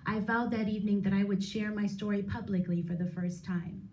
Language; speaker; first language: English; native; English